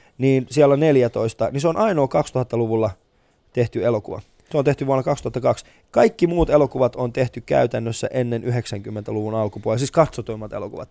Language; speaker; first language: Finnish; non-native, fluent; Persian